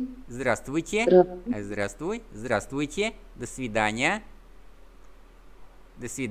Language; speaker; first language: Russian; non-native, fluent; Vietnamese